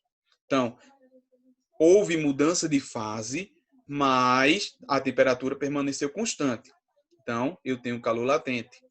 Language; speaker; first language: Portuguese; native; Portuguese